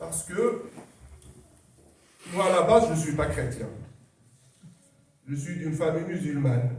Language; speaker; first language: French; non-native, local second language; Kabyle